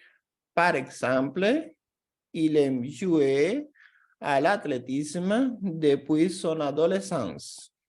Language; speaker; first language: French; non-native, fluent; Portuguese